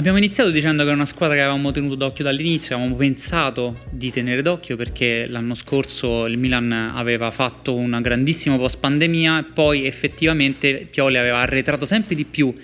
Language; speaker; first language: Italian; native; Italian